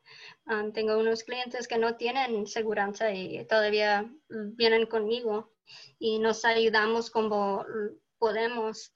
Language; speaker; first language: Spanish; early bilingual, heritage; Spanish